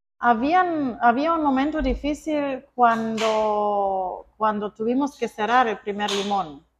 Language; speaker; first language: Spanish; non-native, fluent; Croatian